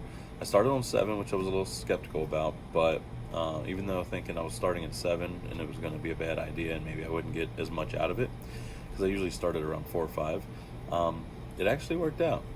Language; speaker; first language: English; native; English